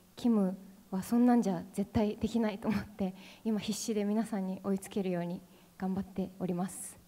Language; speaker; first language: Japanese; native; Japanese